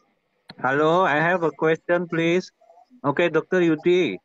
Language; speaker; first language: English; non-native, learner; Indonesian